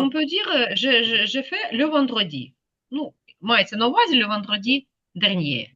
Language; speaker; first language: French; non-native, fluent; Ukrainian